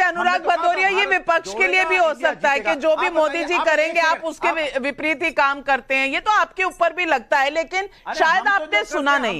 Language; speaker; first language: Hindi; native; Hindi